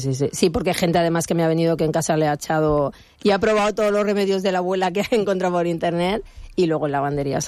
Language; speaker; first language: Spanish; native; Spanish